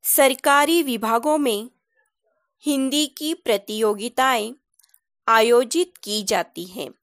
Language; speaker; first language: Hindi; non-native, local second language; Marathi